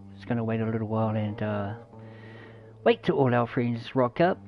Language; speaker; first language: English; native; English